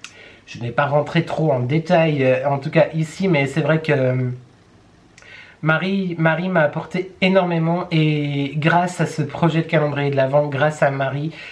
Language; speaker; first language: French; native; French